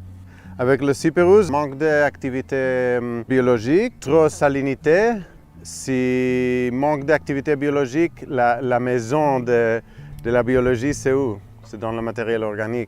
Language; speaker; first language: French; non-native, fluent; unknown